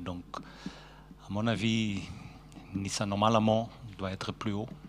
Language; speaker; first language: French; non-native, fluent; Dutch